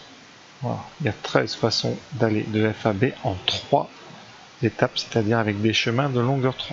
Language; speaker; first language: French; native; French